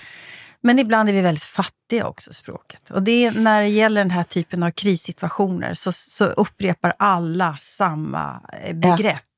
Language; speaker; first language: Swedish; native; Swedish